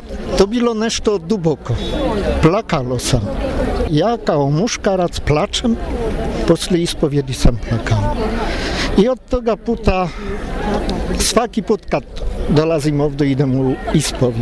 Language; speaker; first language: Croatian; non-native, learner; Polish